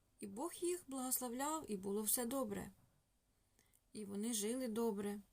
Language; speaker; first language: Ukrainian; non-native, local second language; Russian